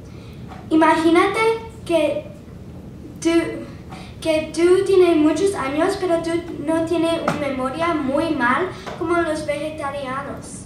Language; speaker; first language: Spanish; non-native, learner; English